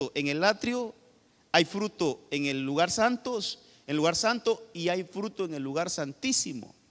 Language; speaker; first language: Spanish; native; Spanish